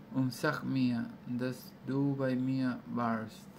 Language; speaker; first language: German; non-native, learner; Spanish